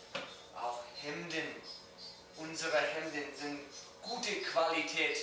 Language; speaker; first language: German; non-native, learner; English